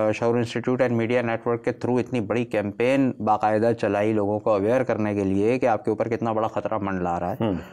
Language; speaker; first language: Urdu; native; Urdu